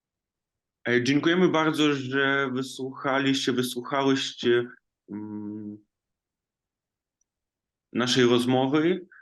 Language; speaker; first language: Polish; non-native, fluent; Ukrainian